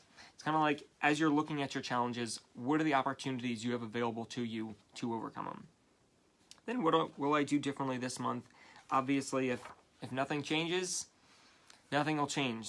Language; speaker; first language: English; native; English